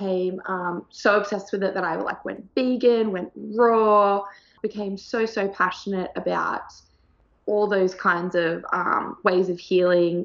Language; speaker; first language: English; native; English